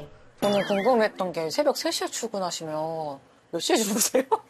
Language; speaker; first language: Korean; native; Korean